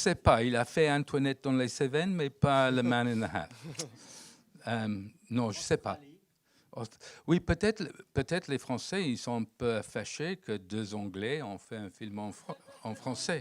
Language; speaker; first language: French; non-native, fluent; English